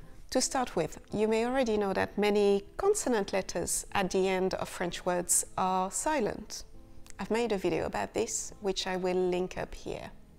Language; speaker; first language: English; non-native, fluent; French